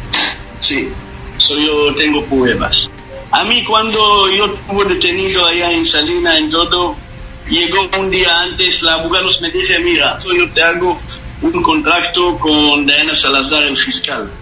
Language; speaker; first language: Spanish; non-native, learner; Hebrew